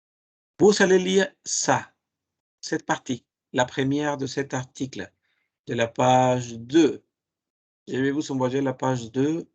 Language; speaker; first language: French; non-native, fluent; Spanish